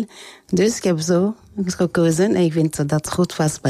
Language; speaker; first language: Dutch; non-native, learner; French